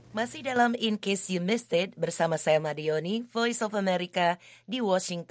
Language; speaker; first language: Indonesian; native; Indonesian